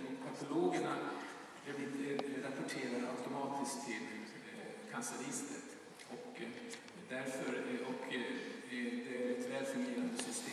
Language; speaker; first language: Swedish; native; Swedish